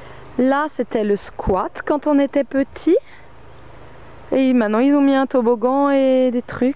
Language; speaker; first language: French; native; French